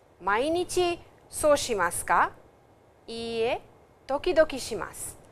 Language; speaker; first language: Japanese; non-native, fluent; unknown